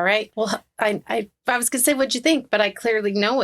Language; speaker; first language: English; native; English